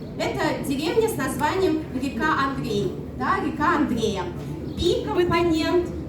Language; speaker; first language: Russian; non-native, local second language; Udmurt